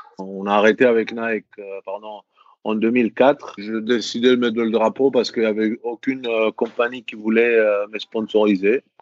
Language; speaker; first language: French; non-native, fluent; Greek